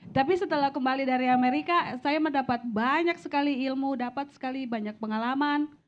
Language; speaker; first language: Indonesian; native; Indonesian